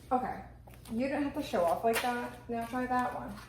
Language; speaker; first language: English; native; English